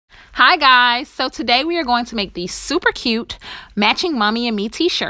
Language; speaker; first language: English; native; English